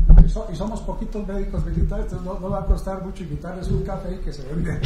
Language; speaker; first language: Spanish; native; Spanish